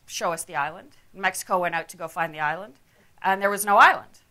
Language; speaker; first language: English; native; English